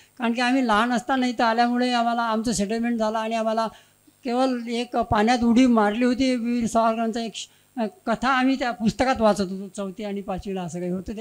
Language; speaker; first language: Marathi; native; Marathi